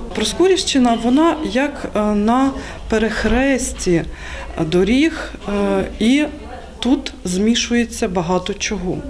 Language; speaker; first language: Ukrainian; native; Ukrainian